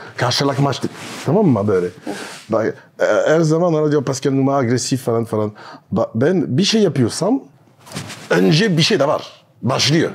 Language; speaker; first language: Turkish; non-native, learner; French